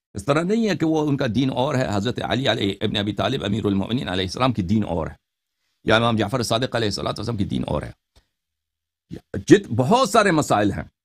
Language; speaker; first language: Urdu; non-native, fluent; Persian